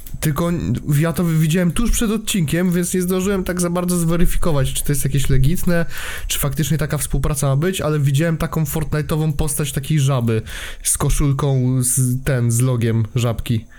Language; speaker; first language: Polish; native; Polish